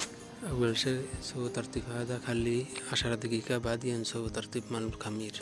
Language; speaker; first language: Arabic; non-native, learner; Bangla